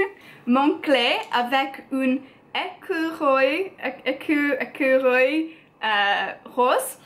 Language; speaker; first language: French; non-native, learner; English